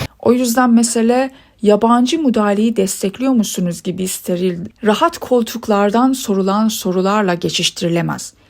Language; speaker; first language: Turkish; early bilingual, other home language; Persian